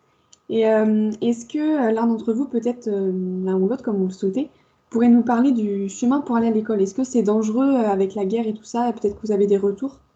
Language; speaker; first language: French; native; French